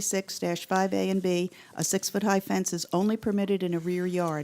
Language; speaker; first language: English; native; English